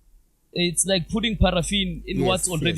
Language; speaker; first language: English; non-native, local second language; Zulu